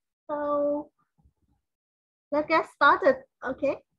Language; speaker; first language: English; non-native, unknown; Vietnamese